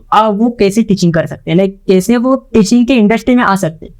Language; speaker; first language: Hindi; non-native, local second language; Marathi